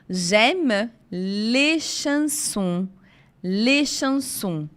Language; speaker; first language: French; non-native, fluent; Portuguese